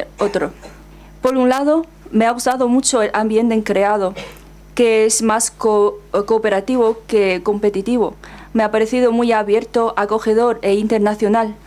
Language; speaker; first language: Spanish; non-native, fluent; Chinese